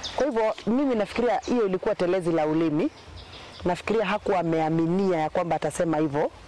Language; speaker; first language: Swahili; non-native, local second language; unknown